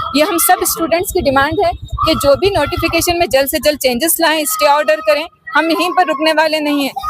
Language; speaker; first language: Urdu; native; Urdu